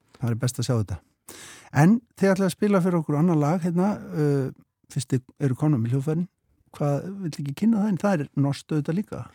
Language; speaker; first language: Icelandic; native; Icelandic